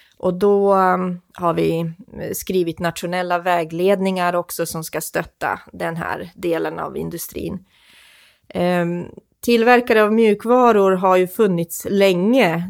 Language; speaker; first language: Swedish; non-native, fluent; Croatian